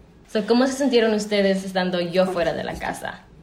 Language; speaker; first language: Spanish; early bilingual, heritage; Spanish